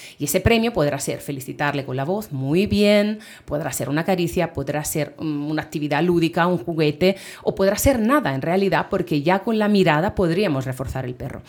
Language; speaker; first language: Spanish; non-native, fluent; Italian